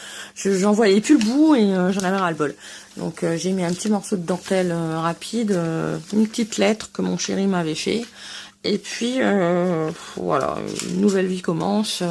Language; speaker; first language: French; native; French